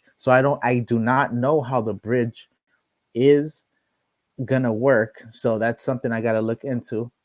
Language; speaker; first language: English; native; English